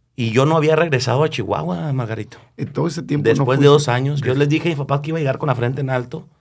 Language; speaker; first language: Spanish; native; Spanish